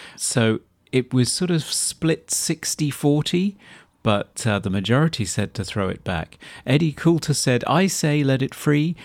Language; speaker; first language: English; native; English